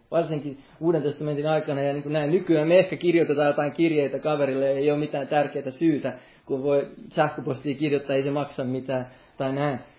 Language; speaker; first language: Finnish; non-native, local second language; Swedish